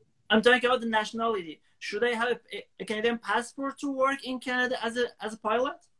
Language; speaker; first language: English; non-native, fluent; Persian